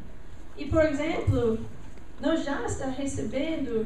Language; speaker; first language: Portuguese; non-native, learner; English